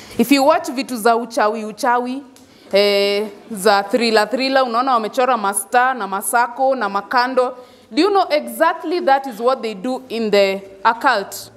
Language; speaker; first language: Swahili; native; Swahili